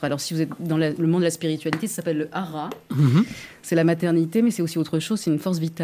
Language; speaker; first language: French; native; French